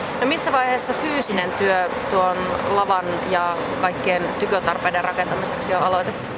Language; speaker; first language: Finnish; native; Finnish